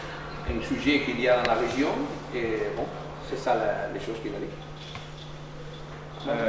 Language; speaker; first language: French; non-native, learner; Catalan